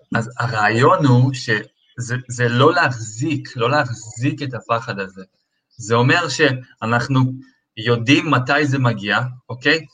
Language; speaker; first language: Hebrew; early bilingual, other home language; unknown